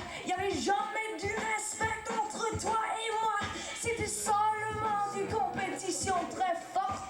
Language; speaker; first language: French; non-native, learner; English